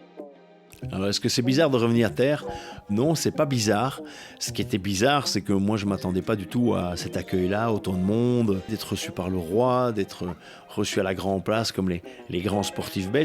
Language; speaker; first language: French; native; French